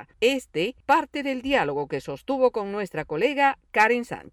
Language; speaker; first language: Spanish; native; Spanish